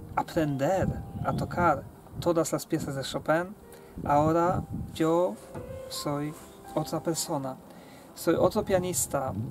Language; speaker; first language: Spanish; non-native, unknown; Polish